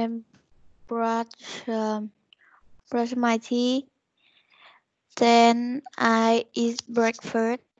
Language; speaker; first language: English; non-native, learner; Vietnamese